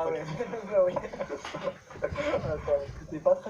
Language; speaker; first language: French; native; French